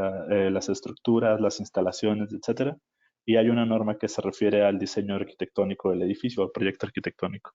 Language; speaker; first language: Spanish; native; Spanish